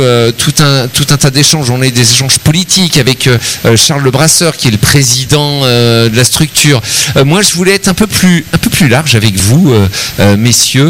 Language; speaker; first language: French; native; French